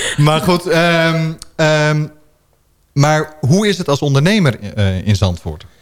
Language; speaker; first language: Dutch; native; Dutch